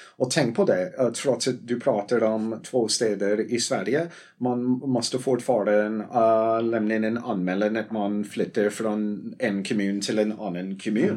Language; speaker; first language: Swedish; non-native, fluent; English